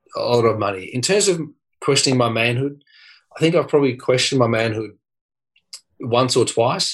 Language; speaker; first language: English; native; English